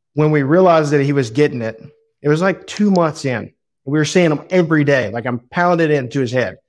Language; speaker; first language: English; native; English